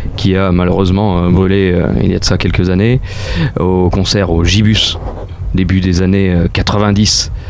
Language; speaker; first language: French; native; French